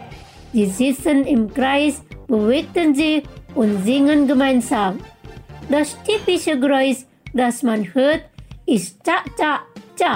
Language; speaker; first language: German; non-native, local second language; Indonesian